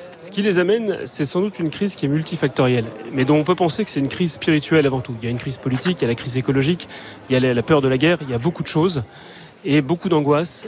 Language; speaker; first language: French; native; French